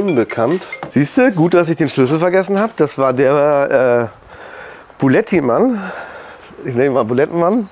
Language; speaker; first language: German; native; German